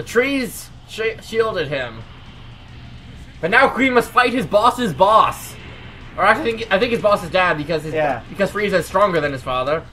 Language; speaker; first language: English; native; English